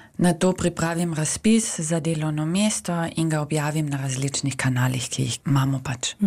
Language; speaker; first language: Slovenian; native; Slovenian